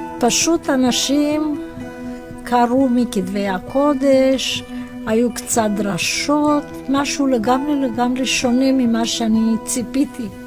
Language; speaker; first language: Hebrew; non-native, fluent; Romanian